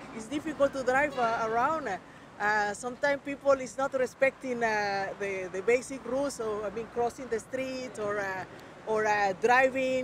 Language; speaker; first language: English; non-native, fluent; Spanish